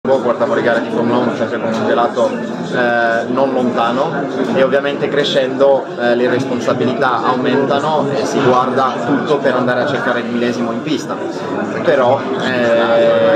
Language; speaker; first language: Italian; non-native, fluent; French